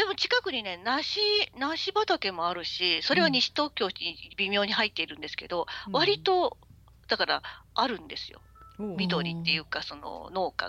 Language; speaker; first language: Japanese; native; Japanese